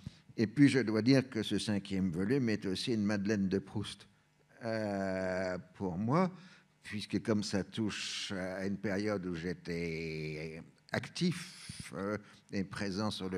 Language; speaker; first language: French; native; French